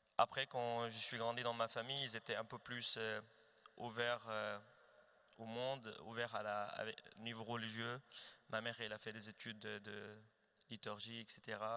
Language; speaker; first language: French; non-native, fluent; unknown